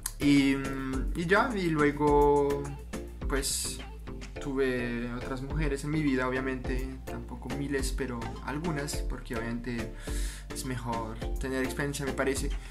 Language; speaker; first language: Spanish; non-native, fluent; French